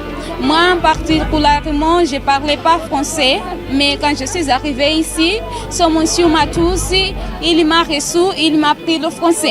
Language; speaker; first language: French; non-native, fluent; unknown